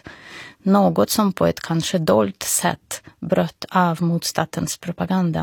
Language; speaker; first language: Swedish; non-native, fluent; Russian